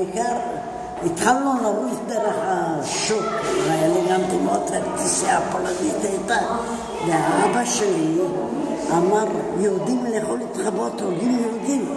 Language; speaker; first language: Hebrew; non-native, fluent; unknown